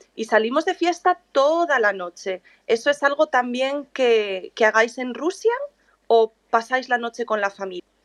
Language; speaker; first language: Spanish; native; Spanish